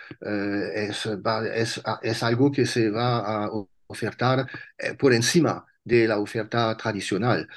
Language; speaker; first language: Spanish; non-native, fluent; French